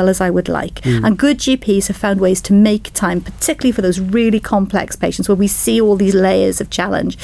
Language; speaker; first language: English; native; English